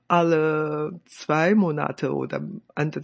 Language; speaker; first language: German; non-native, fluent; Chinese